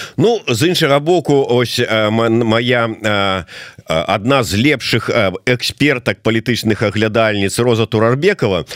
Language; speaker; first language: Belarusian; non-native, local second language; Russian